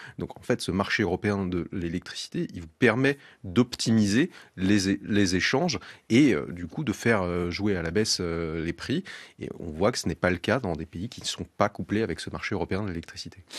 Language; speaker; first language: French; native; French